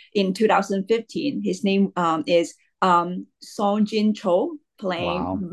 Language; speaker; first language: English; non-native, local second language; Cantonese